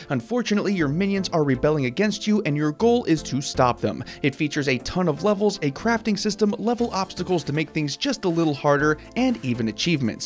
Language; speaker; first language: English; native; English